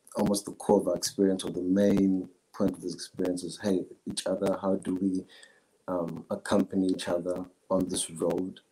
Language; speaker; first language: English; non-native, local second language; Zulu